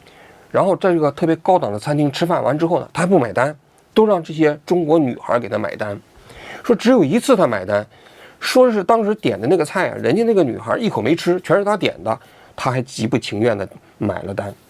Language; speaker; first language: Chinese; native; Chinese